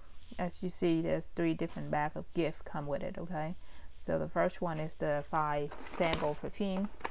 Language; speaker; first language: English; non-native, fluent; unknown